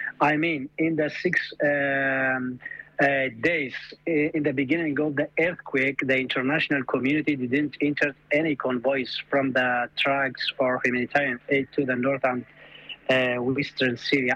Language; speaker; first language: English; non-native, fluent; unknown